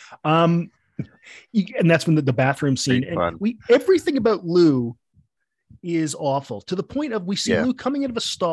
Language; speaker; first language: English; native; English